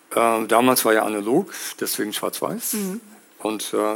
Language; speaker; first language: German; native; German